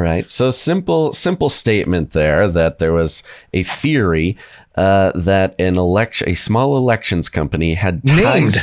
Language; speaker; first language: English; native; English